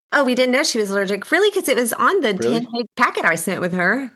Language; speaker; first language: English; native; English